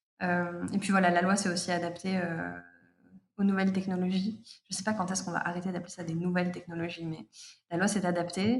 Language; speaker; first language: French; native; French